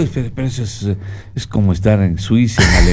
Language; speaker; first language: Spanish; native; Spanish